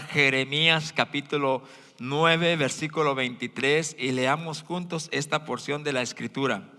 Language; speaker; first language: Spanish; native; Spanish